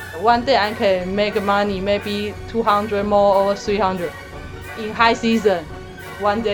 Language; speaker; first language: English; non-native, learner; Chinese